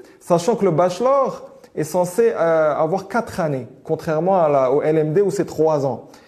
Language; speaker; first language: French; non-native, local second language; Arabic